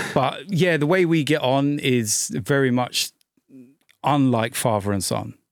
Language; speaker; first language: English; native; English